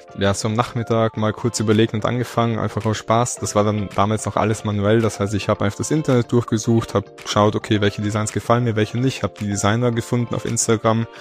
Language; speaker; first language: German; native; German